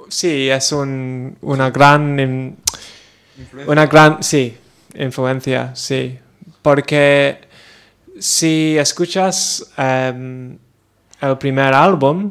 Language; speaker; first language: Spanish; non-native, learner; English